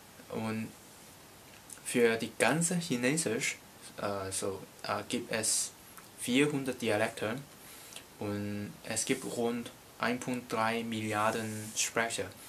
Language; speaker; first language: German; non-native, learner; Cantonese